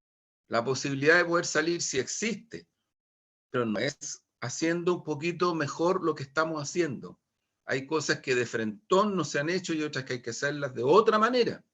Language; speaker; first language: Spanish; native; Spanish